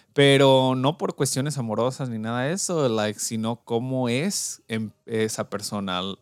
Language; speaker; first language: Spanish; early bilingual, heritage; Spanish